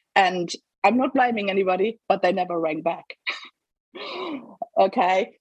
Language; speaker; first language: English; non-native, fluent; German